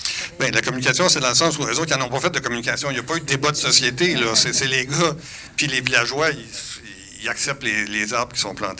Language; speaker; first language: French; native; French